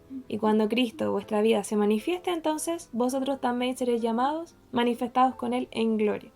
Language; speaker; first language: Spanish; native; Spanish